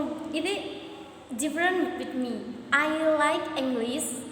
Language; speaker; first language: English; non-native, learner; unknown